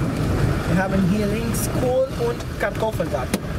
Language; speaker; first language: German; non-native, learner; Portuguese